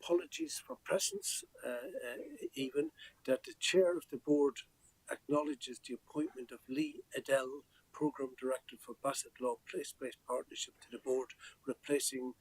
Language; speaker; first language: English; native; English